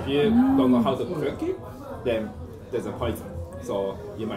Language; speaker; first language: English; non-native, fluent; Japanese